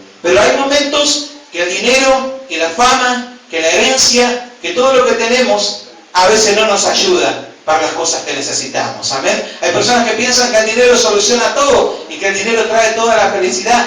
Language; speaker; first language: Spanish; native; Spanish